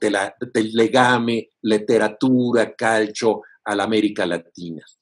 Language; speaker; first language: Italian; non-native, fluent; Spanish